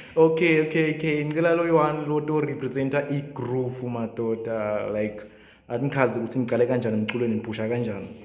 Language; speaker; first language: Zulu; non-native, local second language; Swati